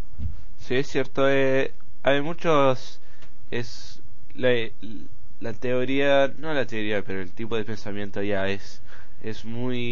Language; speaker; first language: Spanish; non-native, fluent; English